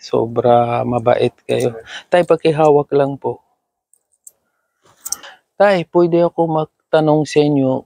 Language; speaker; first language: Filipino; non-native, learner; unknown